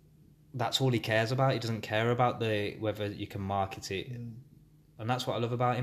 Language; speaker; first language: English; native; English